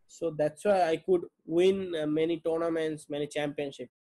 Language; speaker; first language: English; non-native, local second language; Bangla